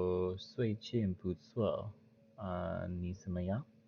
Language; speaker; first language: Chinese; non-native, learner; English